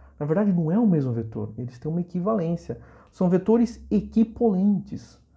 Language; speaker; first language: Portuguese; native; Portuguese